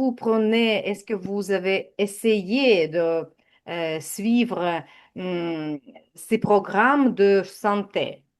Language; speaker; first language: French; non-native, fluent; Ukrainian